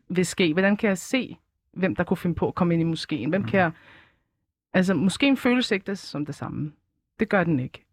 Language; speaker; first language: Danish; early bilingual, other home language; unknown